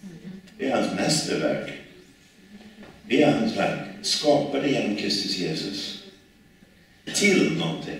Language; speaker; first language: Swedish; non-native, fluent; English